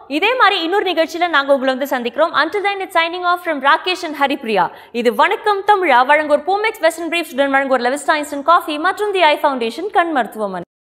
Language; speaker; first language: Tamil; native; Tamil